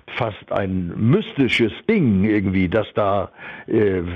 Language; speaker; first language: German; native; German